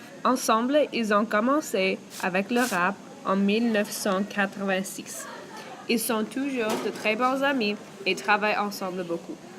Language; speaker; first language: French; non-native, local second language; English